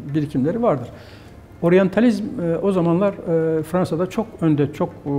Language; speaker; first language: Turkish; native; Turkish